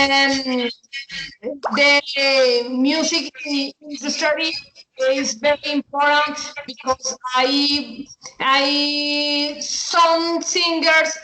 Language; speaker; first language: English; non-native, learner; Spanish